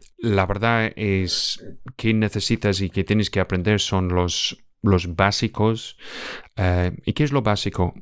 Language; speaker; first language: Spanish; non-native, fluent; English